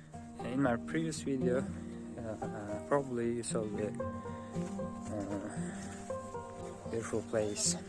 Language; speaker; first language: English; non-native, learner; Uzbek